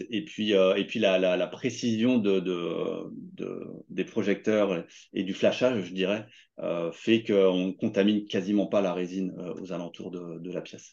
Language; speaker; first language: French; native; French